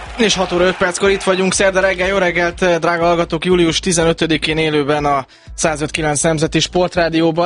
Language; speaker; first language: Hungarian; native; Hungarian